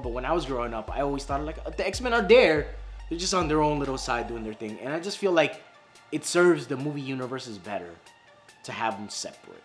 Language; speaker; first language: English; native; English